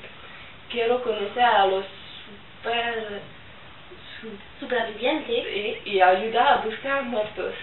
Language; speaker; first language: Spanish; non-native, learner; French